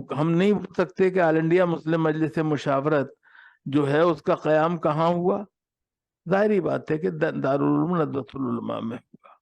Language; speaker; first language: Urdu; native; Urdu